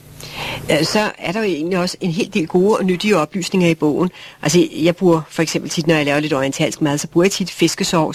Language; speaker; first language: Danish; native; Danish